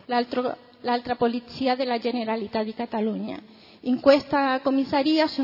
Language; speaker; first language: Italian; non-native, fluent; Spanish